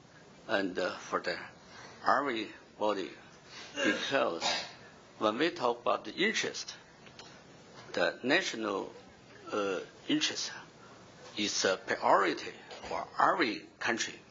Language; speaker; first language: English; non-native, fluent; Chinese